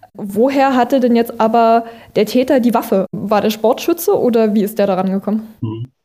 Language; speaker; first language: German; native; German